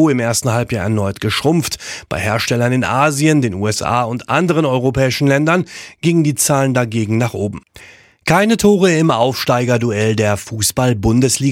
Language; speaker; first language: German; native; German